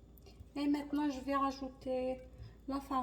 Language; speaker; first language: French; non-native, local second language; Arabic